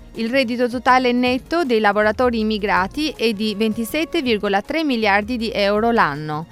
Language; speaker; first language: Italian; native; Italian